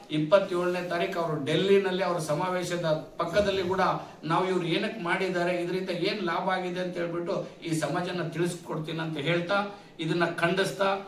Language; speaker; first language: Kannada; non-native, local second language; Lambadi